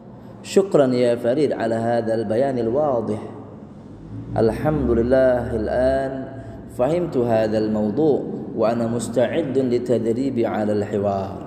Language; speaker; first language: Arabic; non-native, fluent; Indonesian